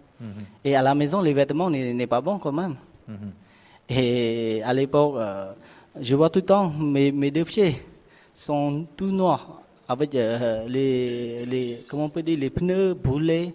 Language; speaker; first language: French; non-native, learner; Khmer